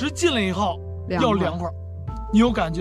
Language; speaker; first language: Chinese; native; Chinese